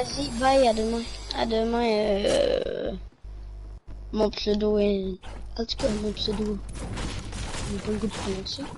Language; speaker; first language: French; native; French